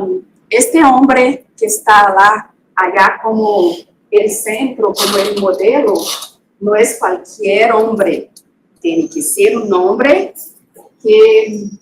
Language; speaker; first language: Spanish; non-native, fluent; Portuguese